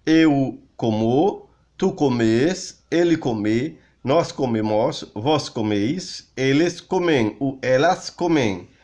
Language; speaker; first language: Portuguese; non-native, learner; Haitian Creole